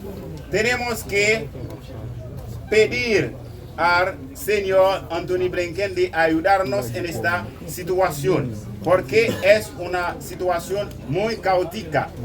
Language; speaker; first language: Spanish; non-native, local second language; Haitian Creole